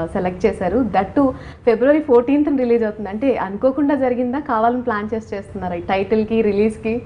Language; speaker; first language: Telugu; native; Telugu